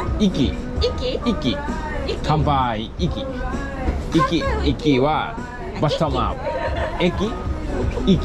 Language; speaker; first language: Japanese; non-native, learner; Thai